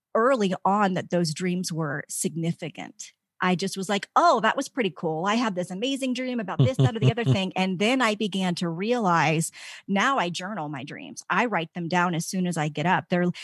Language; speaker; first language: English; native; English